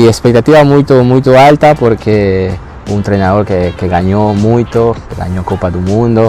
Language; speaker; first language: Portuguese; non-native, learner; Spanish